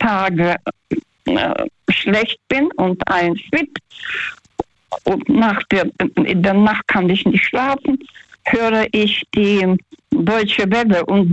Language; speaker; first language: German; early bilingual, other home language; Russian